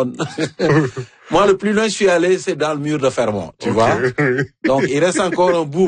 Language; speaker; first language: French; native; French